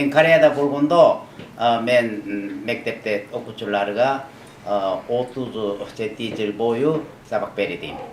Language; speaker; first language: Kyrgyz; non-native, learner; Korean